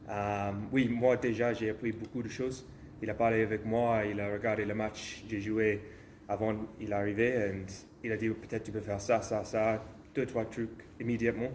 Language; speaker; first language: French; non-native, learner; English